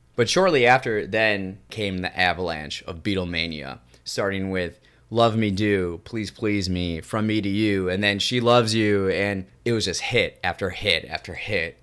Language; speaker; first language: English; native; English